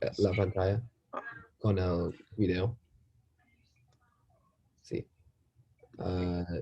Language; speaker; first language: Spanish; non-native, learner; English